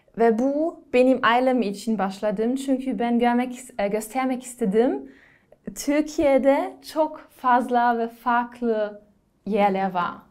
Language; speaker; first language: Turkish; non-native, learner; German